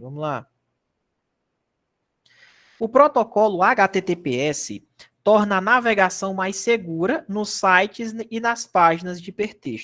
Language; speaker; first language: Portuguese; native; Portuguese